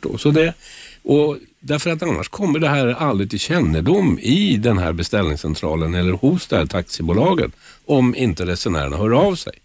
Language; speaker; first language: Swedish; native; Swedish